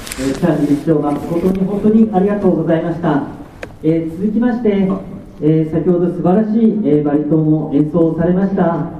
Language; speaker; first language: Japanese; native; Japanese